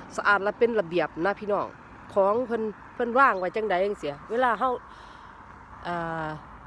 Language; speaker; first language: Thai; native; Thai